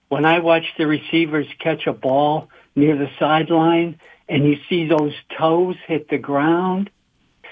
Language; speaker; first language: English; native; English